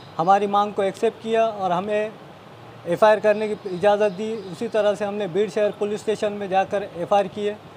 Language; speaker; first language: Hindi; non-native, local second language; Urdu